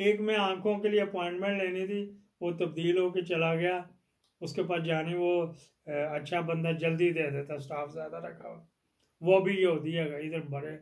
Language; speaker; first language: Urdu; non-native, local second language; Punjabi